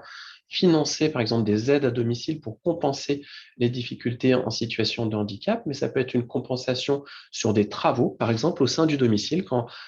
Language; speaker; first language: French; native; French